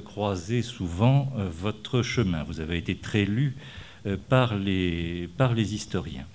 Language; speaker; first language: French; native; French